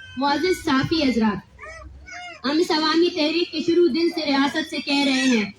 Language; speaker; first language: Urdu; non-native, local second language; Baluchi